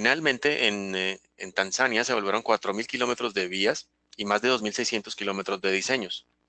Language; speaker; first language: Spanish; native; Spanish